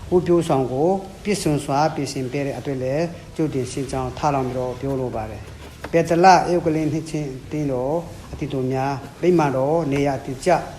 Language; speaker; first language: Burmese; non-native, local second language; Hakha Chin